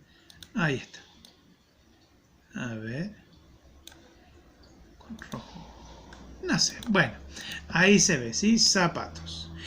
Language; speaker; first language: Spanish; native; Spanish